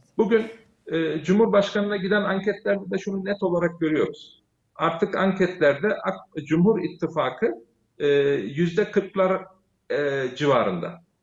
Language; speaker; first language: Turkish; early bilingual, heritage; Turkish